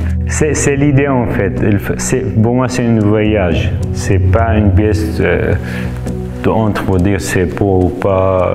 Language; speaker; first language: French; non-native, fluent; Arabic